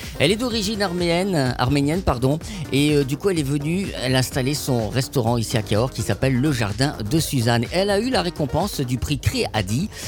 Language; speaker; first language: French; native; French